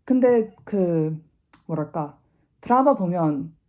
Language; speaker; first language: Korean; non-native, fluent; English